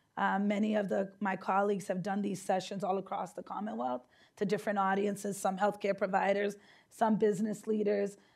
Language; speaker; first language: English; native; English